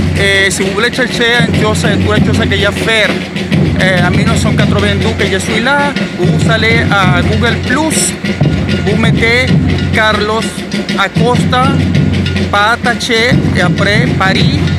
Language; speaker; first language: French; non-native, learner; Spanish